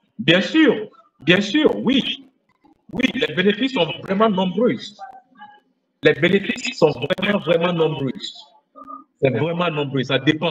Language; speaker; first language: French; non-native, fluent; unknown